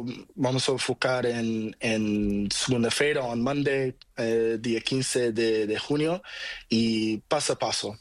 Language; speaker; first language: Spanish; non-native, learner; Portuguese